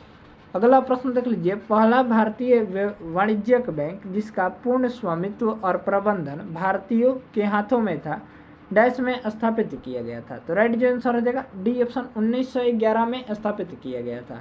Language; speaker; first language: Hindi; native; Hindi